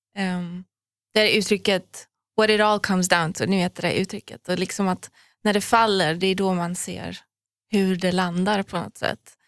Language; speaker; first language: Swedish; early bilingual, other home language; Persian